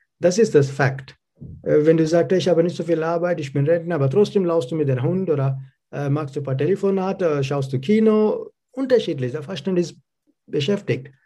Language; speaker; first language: German; non-native, learner; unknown